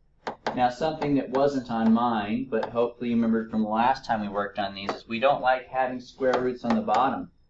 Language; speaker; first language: English; native; English